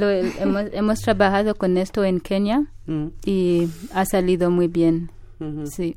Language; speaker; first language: Spanish; non-native, fluent; Ganda